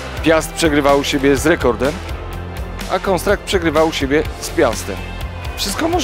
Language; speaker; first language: Polish; native; Polish